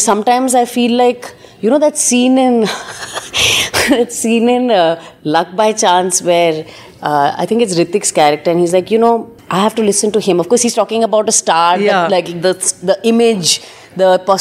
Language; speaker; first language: English; non-native, local second language; Hindi